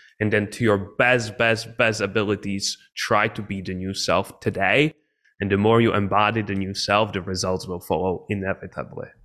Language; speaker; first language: English; non-native, fluent; Czech